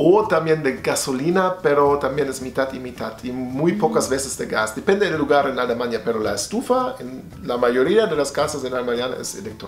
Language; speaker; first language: Spanish; non-native, learner; German